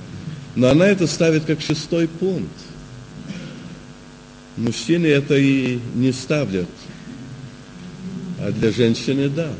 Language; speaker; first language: Russian; early bilingual, heritage; Russian